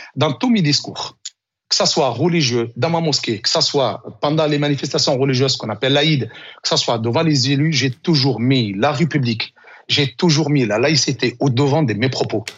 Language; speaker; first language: French; non-native, local second language; Arabic